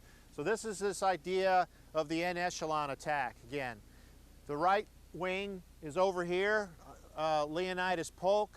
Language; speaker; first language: English; native; English